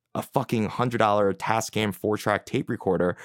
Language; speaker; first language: English; native; English